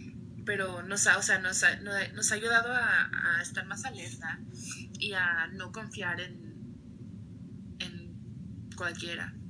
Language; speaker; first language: Spanish; early bilingual, other home language; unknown